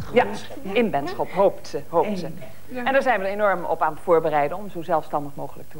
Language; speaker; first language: Dutch; native; Dutch